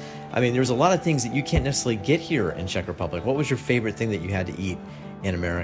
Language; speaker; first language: English; native; English